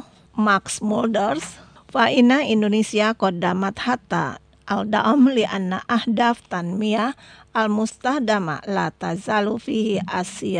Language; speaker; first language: Arabic; non-native, fluent; Indonesian